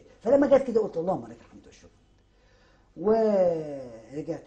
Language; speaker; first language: Arabic; native; Arabic